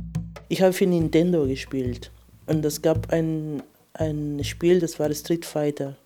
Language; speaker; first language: German; non-native, fluent; Spanish